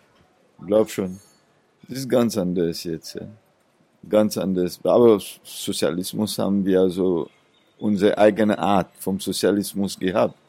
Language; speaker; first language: German; non-native, fluent; Seselwa Creole French